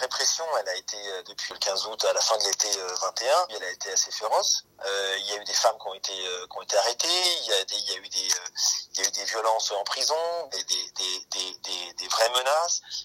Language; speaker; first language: French; native; French